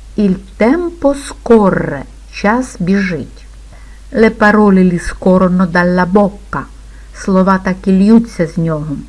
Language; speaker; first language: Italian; non-native, fluent; Ukrainian